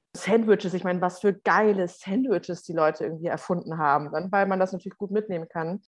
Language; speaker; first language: German; native; German